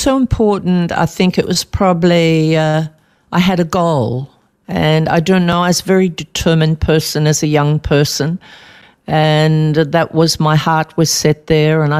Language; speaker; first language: English; native; English